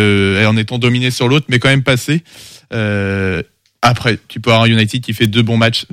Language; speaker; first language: French; native; French